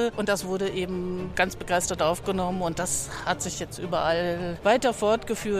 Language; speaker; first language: German; native; German